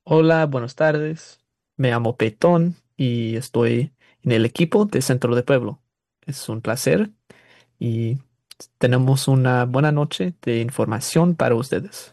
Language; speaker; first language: Spanish; non-native, learner; English